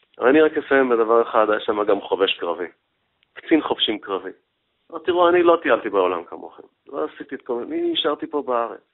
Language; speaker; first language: Hebrew; native; Hebrew